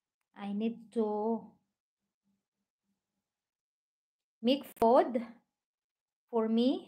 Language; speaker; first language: English; non-native, learner; Filipino